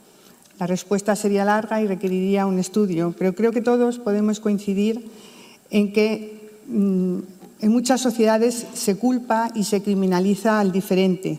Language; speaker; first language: Spanish; native; Spanish